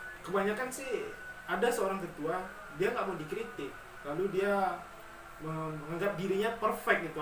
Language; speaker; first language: Indonesian; native; Indonesian